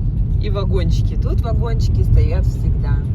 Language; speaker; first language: Russian; native; Russian